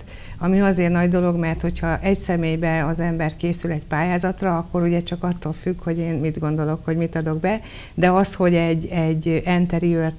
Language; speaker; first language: Hungarian; native; Hungarian